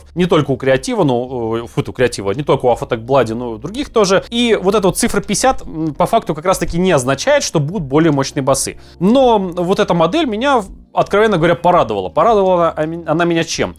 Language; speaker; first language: Russian; native; Russian